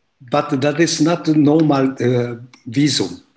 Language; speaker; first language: English; non-native, learner; Japanese